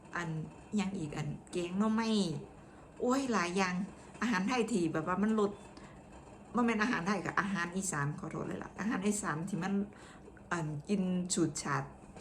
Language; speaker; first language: Thai; native; Thai